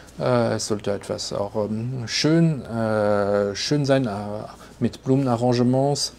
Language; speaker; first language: German; non-native, fluent; French